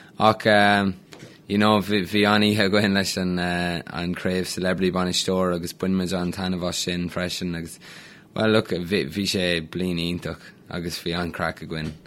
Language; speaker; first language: Irish; non-native, local second language; English